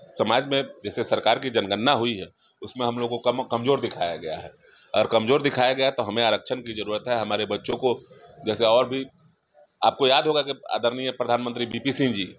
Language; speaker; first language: Hindi; native; Hindi